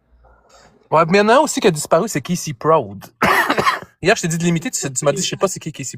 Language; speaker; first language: French; native; French